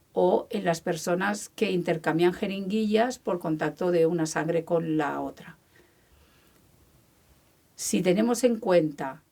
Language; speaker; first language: Spanish; native; Spanish